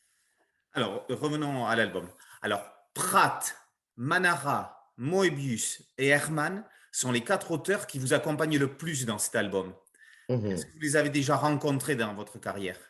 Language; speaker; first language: French; native; French